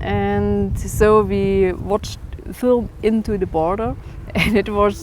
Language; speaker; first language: English; non-native, learner; German